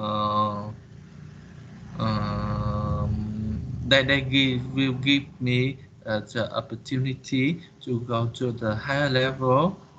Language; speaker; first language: English; non-native, learner; Vietnamese